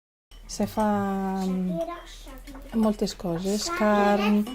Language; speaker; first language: Catalan; non-native, fluent; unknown